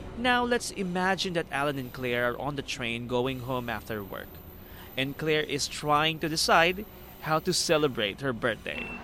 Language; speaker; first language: English; non-native, fluent; Filipino